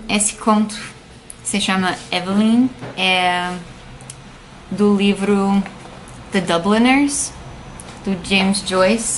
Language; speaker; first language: Portuguese; non-native, fluent; English